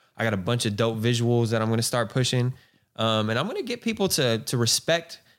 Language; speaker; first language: English; native; English